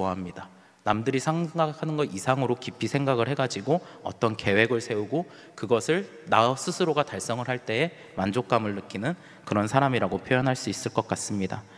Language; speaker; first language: Korean; native; Korean